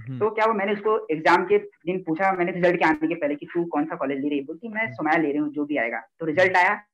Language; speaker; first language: Hindi; native; Hindi